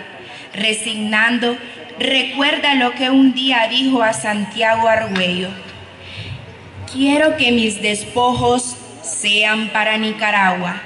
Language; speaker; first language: Spanish; native; Spanish